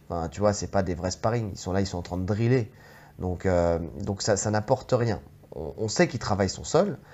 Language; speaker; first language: French; native; French